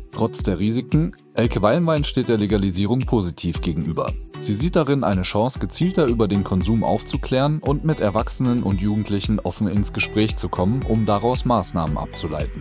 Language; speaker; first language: German; native; German